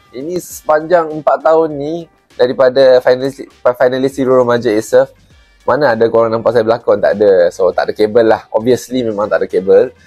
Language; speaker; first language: Malay; non-native, local second language; Chinese